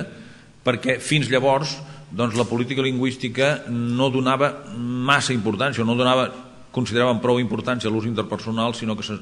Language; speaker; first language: Catalan; native; Catalan